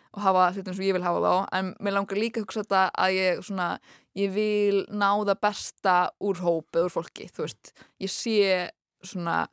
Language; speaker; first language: Icelandic; early bilingual, other home language; English